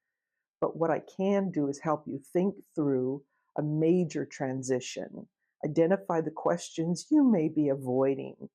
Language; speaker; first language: English; native; English